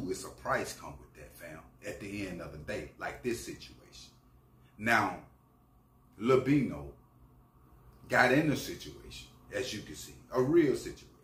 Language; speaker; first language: English; native; English